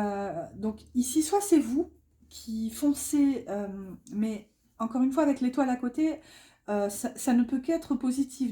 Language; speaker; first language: French; native; French